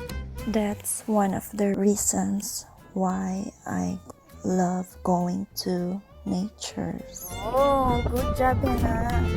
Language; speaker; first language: English; non-native, learner; Filipino